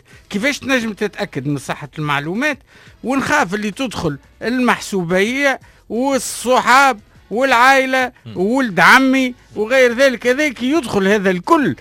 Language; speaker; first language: Arabic; native; Arabic